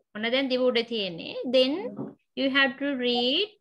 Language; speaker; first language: English; non-native, local second language; Sinhala